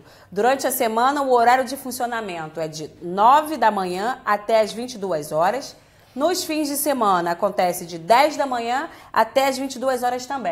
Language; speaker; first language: Portuguese; native; Portuguese